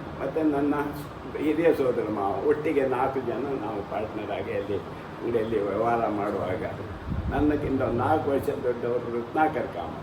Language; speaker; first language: Kannada; non-native, local second language; Konkani